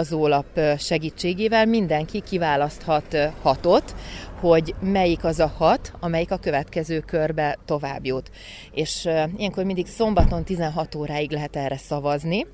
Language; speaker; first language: Hungarian; native; Hungarian